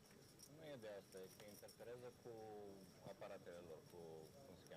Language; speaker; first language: Romanian; native; Romanian